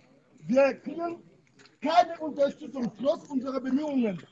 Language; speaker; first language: German; non-native, fluent; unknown